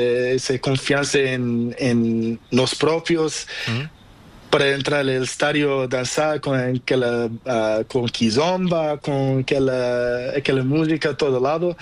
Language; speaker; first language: Spanish; non-native, learner; Portuguese